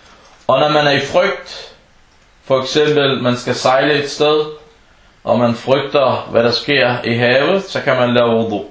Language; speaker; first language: Danish; non-native, fluent; Arabic